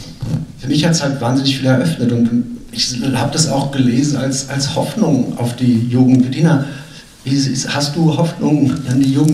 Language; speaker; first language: German; native; German